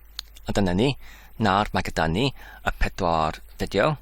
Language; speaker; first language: Welsh; non-native, learner; English